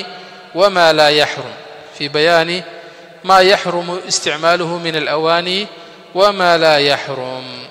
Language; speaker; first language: Arabic; non-native, fluent; Somali